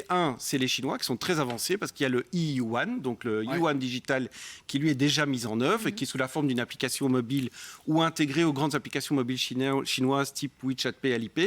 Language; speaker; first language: French; native; French